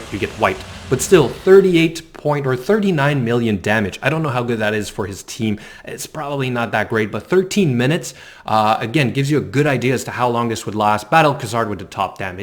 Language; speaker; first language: English; native; English